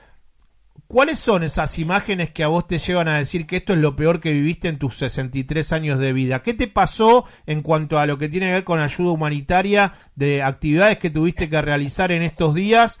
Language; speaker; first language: Spanish; native; Spanish